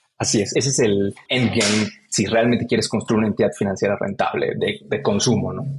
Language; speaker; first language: Spanish; native; Spanish